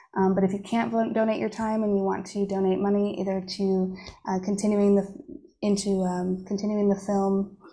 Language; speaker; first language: English; native; English